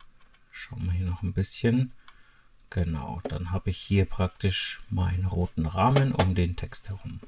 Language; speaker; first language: German; native; German